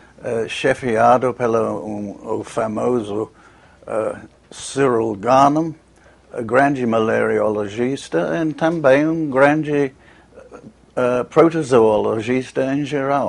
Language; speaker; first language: Portuguese; non-native, fluent; English